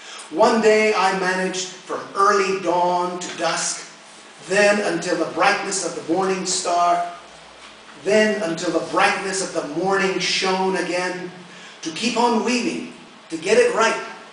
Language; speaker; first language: English; early bilingual, other home language; Spanish